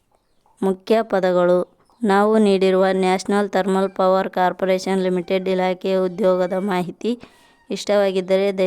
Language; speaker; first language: Kannada; native; Kannada